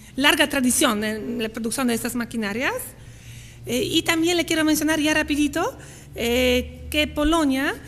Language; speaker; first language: Spanish; non-native, fluent; Polish